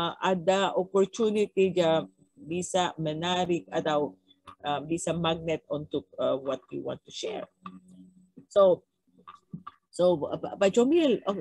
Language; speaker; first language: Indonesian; non-native, learner; Filipino